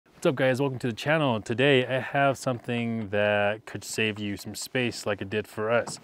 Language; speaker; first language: English; native; English